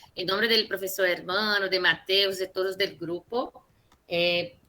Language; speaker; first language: Spanish; non-native, fluent; Portuguese